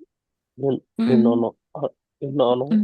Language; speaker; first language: French; non-native, learner; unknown